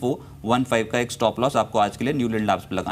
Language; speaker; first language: Hindi; native; Hindi